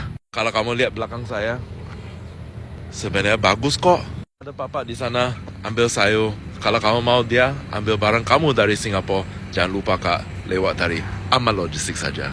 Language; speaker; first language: Indonesian; non-native, learner; English